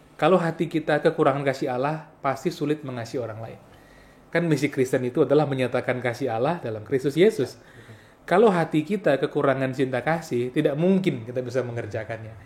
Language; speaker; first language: Indonesian; non-native, local second language; Balinese